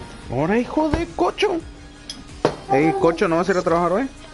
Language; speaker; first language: Spanish; early bilingual, heritage; Spanish